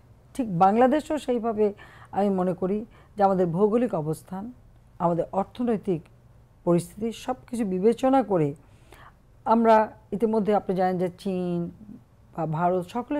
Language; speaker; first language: Bangla; native; Bangla